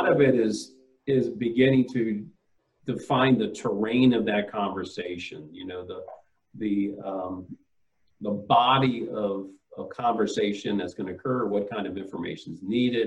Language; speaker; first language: English; native; English